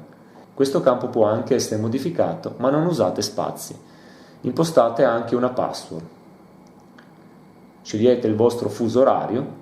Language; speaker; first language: Italian; native; Italian